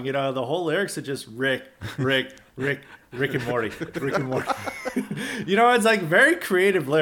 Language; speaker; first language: English; native; English